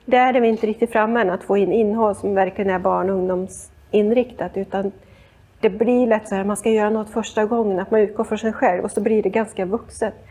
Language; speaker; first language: Swedish; native; Swedish